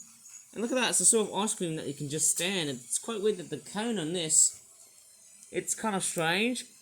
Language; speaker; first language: English; native; English